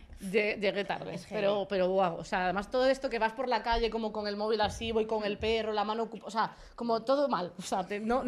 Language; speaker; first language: Spanish; native; Spanish